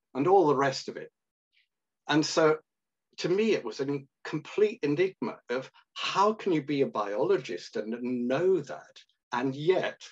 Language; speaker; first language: English; native; English